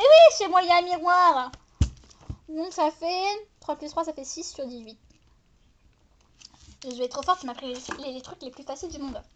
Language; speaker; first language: French; native; French